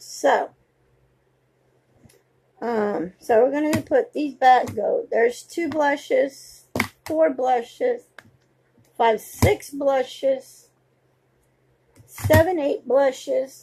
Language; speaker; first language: English; native; English